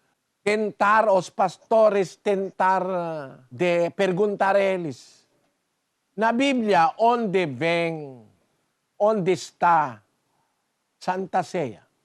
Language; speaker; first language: Portuguese; non-native, learner; Filipino